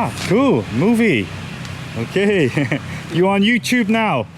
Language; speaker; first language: English; native; English